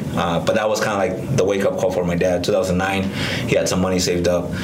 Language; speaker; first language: English; early bilingual, other home language; Spanish